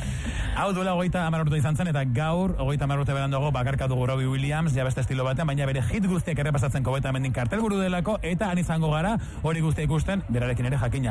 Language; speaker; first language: Basque; native; Basque